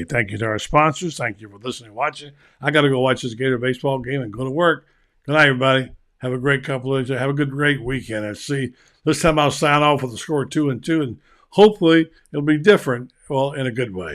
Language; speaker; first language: English; native; English